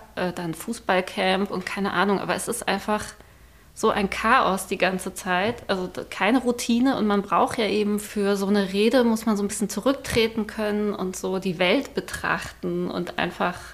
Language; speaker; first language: German; native; German